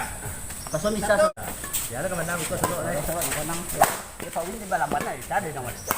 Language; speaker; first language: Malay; non-native, local second language; Minangkabau